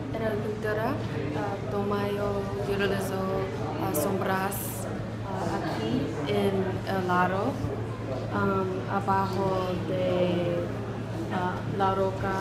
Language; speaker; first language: Spanish; non-native, learner; English